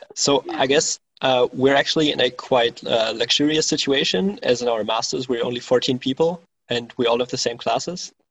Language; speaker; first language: English; non-native, fluent; German